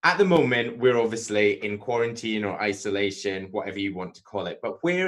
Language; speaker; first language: English; native; English